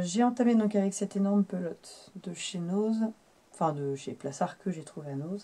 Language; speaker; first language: French; native; French